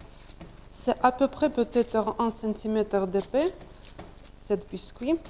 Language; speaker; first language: French; non-native, learner; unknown